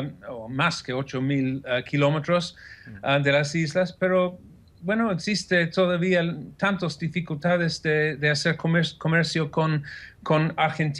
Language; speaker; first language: Spanish; non-native, fluent; English